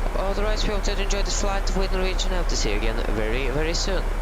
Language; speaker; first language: English; non-native, fluent; Norwegian